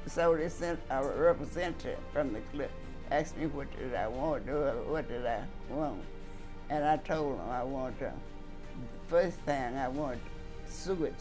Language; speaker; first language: English; native; English